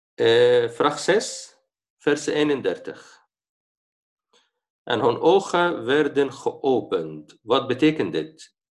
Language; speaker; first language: Dutch; non-native, fluent; Arabic